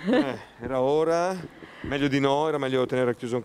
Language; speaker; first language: Italian; native; Italian